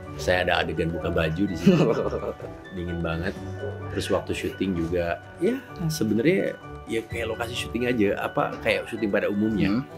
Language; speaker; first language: Indonesian; native; Indonesian